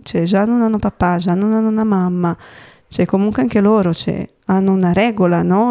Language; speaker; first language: Italian; non-native, fluent; Portuguese